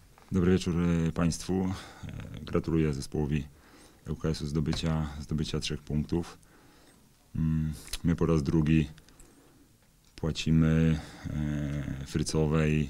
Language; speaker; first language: Polish; native; Polish